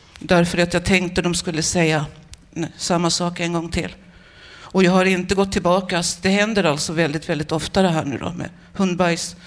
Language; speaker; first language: Swedish; native; Swedish